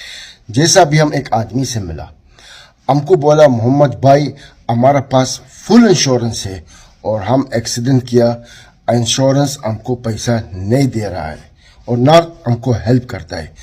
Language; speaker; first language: Hindi; non-native, fluent; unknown